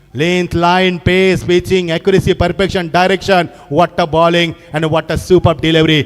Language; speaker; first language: English; non-native, local second language; Marathi